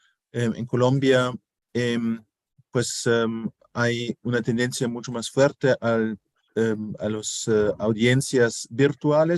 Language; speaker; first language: Spanish; non-native, fluent; German